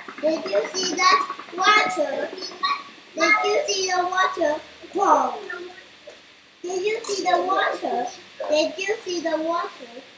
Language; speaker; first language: English; non-native, learner; Chinese